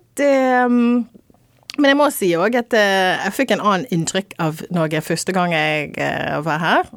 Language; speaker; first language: Norwegian; non-native, fluent; English